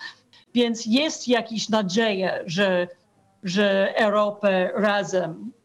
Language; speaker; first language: Polish; non-native, fluent; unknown